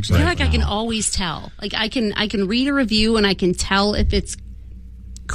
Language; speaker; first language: English; native; English